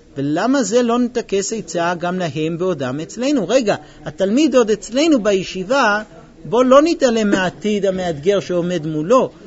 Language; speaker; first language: Hebrew; non-native, fluent; English